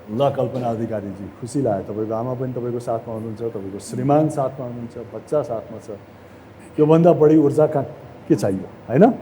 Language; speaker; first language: Nepali; native; Nepali